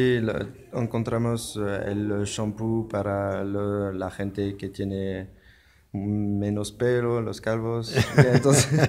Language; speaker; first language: Spanish; non-native, learner; French